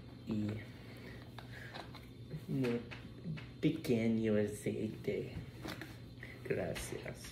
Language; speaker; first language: Spanish; non-native, learner; English